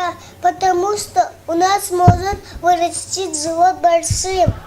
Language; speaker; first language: Russian; non-native, local second language; Tajik